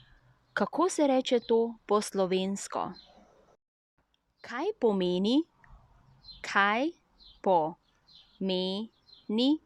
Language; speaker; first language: Slovenian; non-native, learner; Chinese